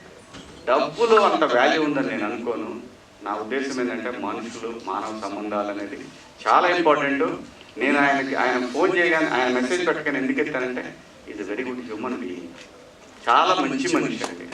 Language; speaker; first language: Telugu; native; Telugu